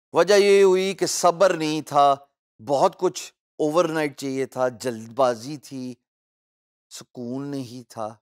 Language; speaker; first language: Urdu; native; Urdu